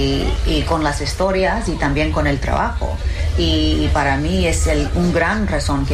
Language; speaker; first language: Spanish; early bilingual, heritage; English